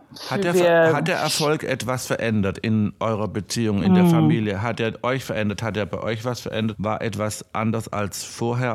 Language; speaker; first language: German; native; German